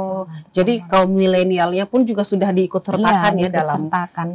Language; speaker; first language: Indonesian; native; Indonesian